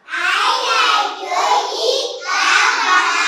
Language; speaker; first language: English; non-native, learner; Tamil